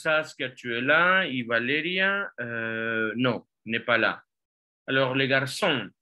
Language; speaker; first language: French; non-native, fluent; Spanish